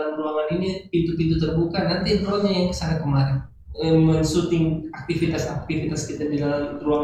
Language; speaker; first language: Indonesian; native; Indonesian